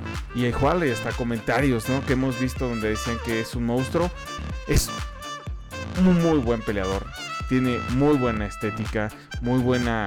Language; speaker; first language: Spanish; native; Spanish